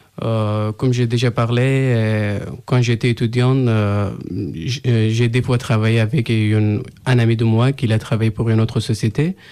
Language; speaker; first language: French; non-native, learner; Persian